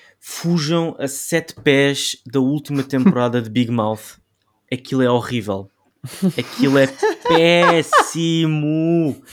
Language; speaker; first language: Portuguese; native; Portuguese